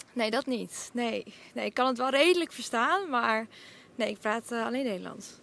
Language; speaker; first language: Dutch; native; Dutch